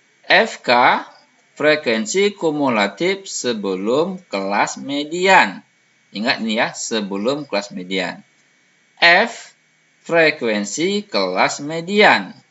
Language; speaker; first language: Indonesian; native; Indonesian